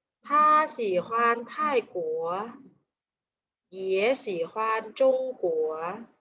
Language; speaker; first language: Chinese; non-native, fluent; Thai